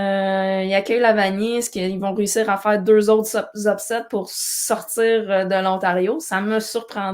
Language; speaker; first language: French; native; French